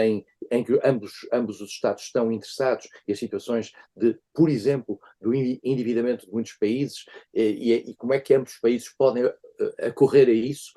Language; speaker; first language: Portuguese; native; Portuguese